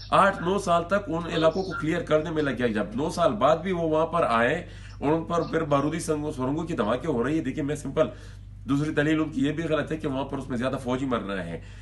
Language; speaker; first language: Urdu; non-native, local second language; Pashto